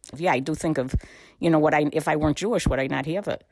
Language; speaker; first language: English; native; English